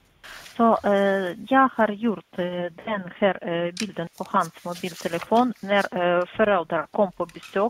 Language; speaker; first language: Swedish; non-native, fluent; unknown